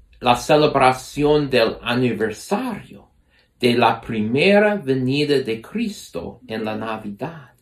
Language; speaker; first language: Spanish; non-native, fluent; English